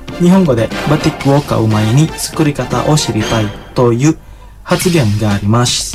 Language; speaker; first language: Japanese; non-native, fluent; Indonesian